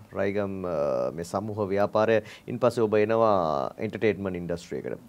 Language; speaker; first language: Sinhala; native; Sinhala